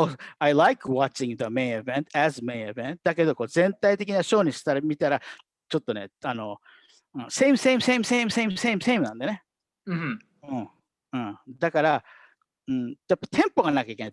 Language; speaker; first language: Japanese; native; Japanese